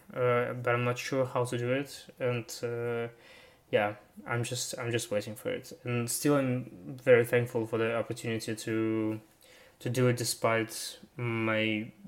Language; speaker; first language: English; non-native, fluent; Russian